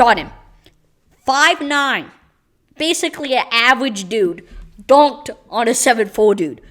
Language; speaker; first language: English; native; English